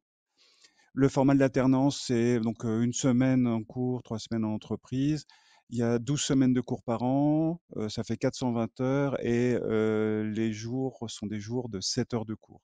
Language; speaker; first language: French; native; French